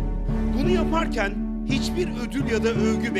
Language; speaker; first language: Turkish; native; Turkish